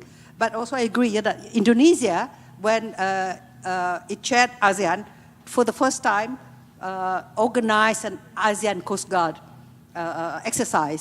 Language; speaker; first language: English; non-native, fluent; Indonesian